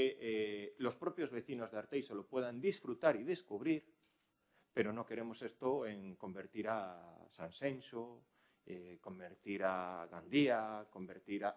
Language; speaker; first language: Spanish; native; Spanish